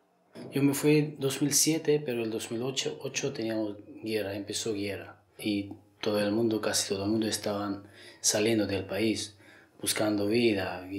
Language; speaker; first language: Spanish; non-native, learner; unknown